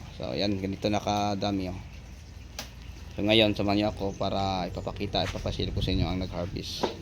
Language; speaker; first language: Filipino; native; Filipino